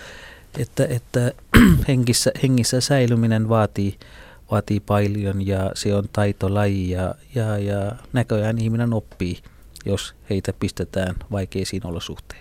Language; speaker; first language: Finnish; non-native, fluent; Tamil